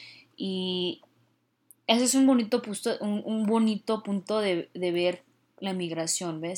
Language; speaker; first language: Spanish; early bilingual, heritage; Spanish